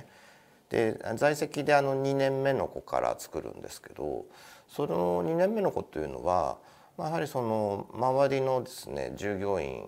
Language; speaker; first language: Japanese; native; Japanese